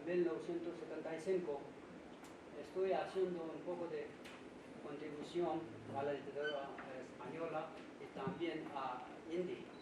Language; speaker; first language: Spanish; non-native, fluent; Hindi